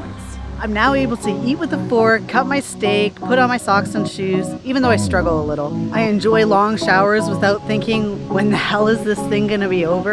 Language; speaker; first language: English; native; English